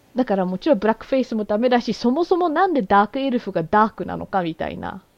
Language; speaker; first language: Japanese; native; Japanese